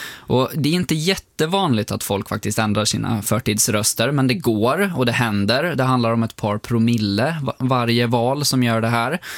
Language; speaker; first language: Swedish; native; Swedish